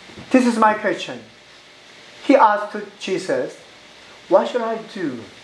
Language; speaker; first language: English; non-native, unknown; Korean